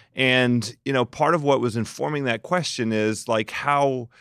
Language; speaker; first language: English; native; English